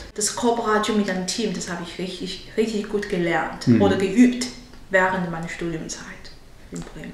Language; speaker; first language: German; non-native, learner; Chinese